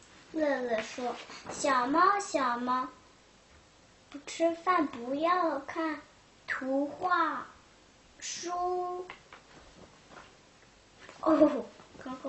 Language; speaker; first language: Chinese; early bilingual, heritage; Chinese